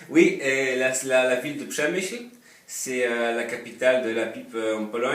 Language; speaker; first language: French; non-native, fluent; Polish